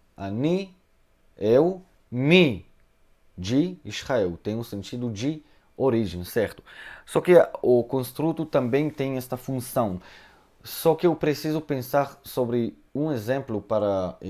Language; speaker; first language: Portuguese; non-native, fluent; Hebrew